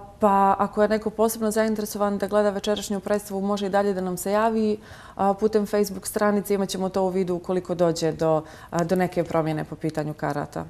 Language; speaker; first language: Croatian; native; Croatian